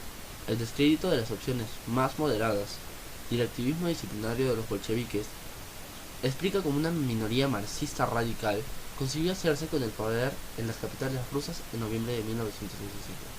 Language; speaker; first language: Spanish; native; Spanish